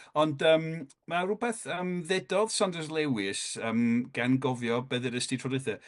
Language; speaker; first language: Welsh; non-native, fluent; English